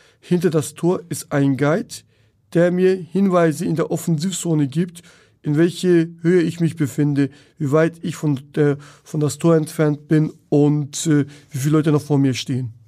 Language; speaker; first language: German; non-native, fluent; Turkish